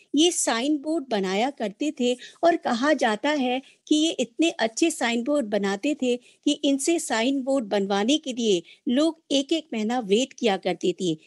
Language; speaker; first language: Hindi; native; Hindi